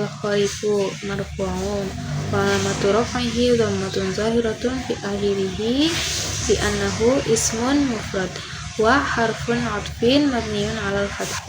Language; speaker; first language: Arabic; non-native, learner; Indonesian